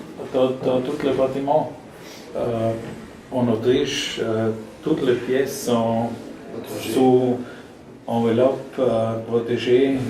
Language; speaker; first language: French; non-native, learner; German